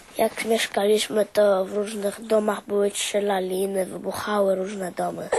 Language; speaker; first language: Polish; non-native, fluent; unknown